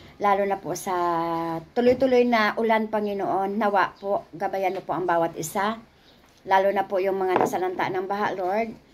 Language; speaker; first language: Filipino; non-native, local second language; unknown